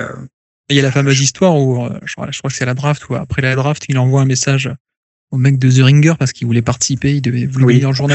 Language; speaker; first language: French; native; French